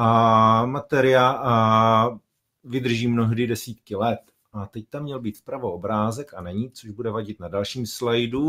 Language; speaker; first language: Czech; native; Czech